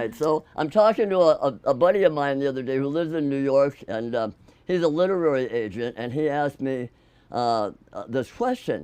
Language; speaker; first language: English; native; English